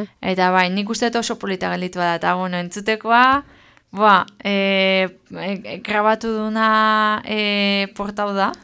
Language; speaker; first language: Basque; native; Basque